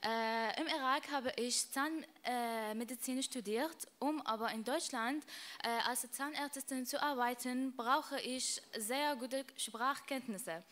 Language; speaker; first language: German; non-native, learner; Arabic